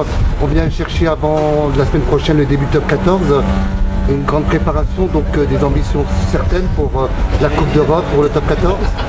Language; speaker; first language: French; native; French